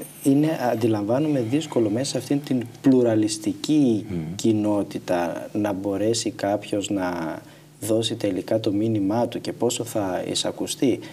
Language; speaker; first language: Greek; native; Greek